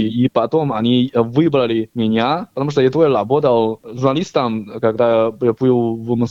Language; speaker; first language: Russian; non-native, learner; Chinese